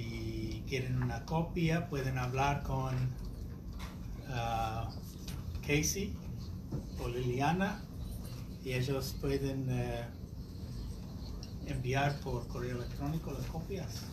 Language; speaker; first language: Spanish; non-native, fluent; English